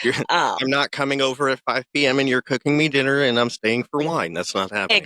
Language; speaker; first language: English; native; English